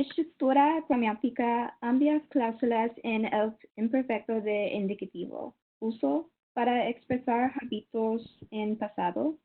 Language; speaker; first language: Spanish; non-native, learner; English